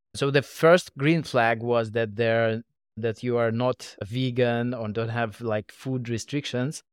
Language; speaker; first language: English; non-native, fluent; Russian